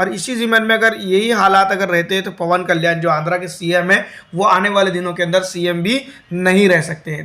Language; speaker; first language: Hindi; native; Hindi